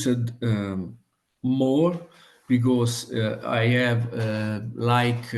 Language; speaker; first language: English; non-native, fluent; Italian